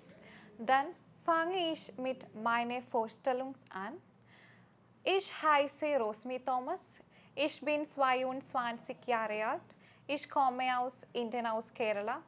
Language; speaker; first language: German; non-native, fluent; Malayalam